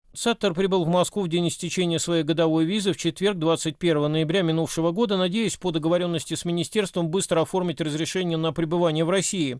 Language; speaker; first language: Russian; native; Russian